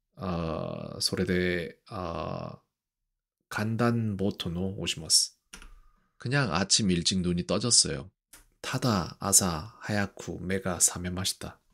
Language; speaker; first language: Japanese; non-native, learner; Korean